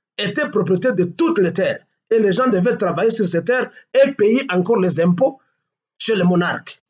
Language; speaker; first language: French; non-native, local second language; Swahili